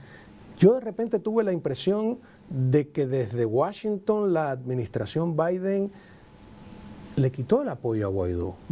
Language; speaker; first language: Spanish; native; Spanish